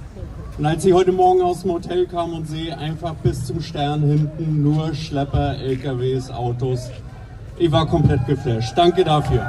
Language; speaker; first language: German; native; German